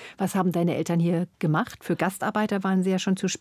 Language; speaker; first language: German; native; German